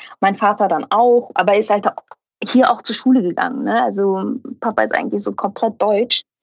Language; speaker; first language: German; native; German